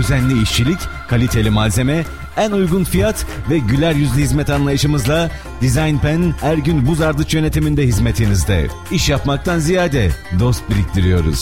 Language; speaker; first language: Turkish; native; Turkish